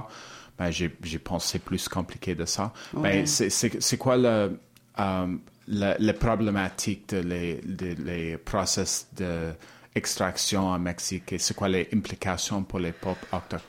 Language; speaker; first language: French; non-native, learner; English